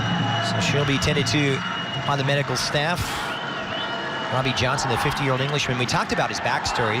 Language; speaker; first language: English; native; English